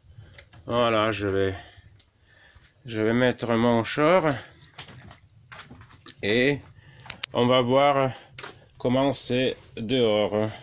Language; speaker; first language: French; non-native, fluent; Russian